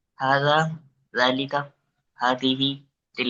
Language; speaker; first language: Arabic; non-native, learner; Urdu